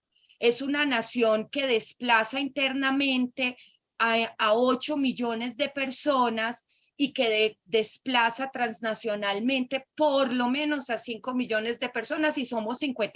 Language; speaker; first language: Spanish; native; Spanish